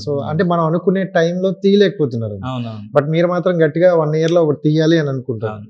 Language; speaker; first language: Telugu; native; Telugu